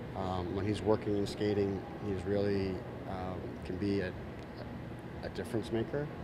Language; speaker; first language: English; native; English